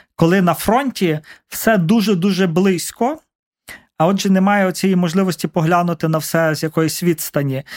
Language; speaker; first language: Ukrainian; native; Ukrainian